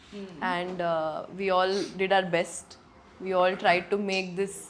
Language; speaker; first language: Telugu; non-native, local second language; Urdu